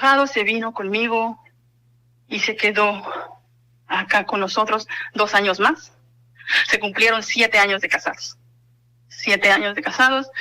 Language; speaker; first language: Spanish; native; Spanish